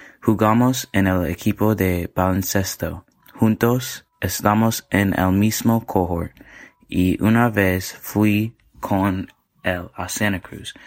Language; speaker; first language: Spanish; non-native, learner; English